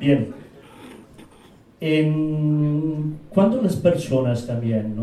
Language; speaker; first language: Spanish; non-native, fluent; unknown